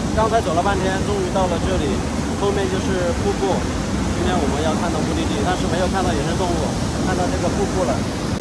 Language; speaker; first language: Chinese; native; Chinese